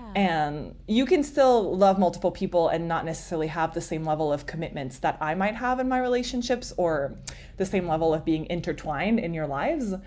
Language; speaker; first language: English; non-native, fluent; French